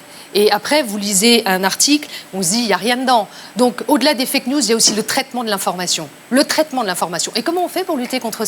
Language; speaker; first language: French; native; French